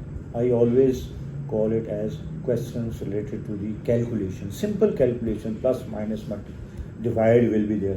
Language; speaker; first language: English; non-native, local second language; Urdu